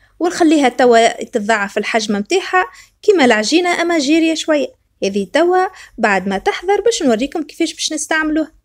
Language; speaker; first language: Arabic; native; Arabic